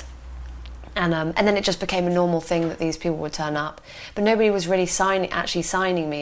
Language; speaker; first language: English; native; English